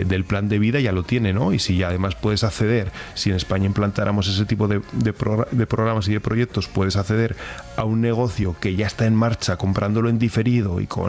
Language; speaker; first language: Spanish; native; Spanish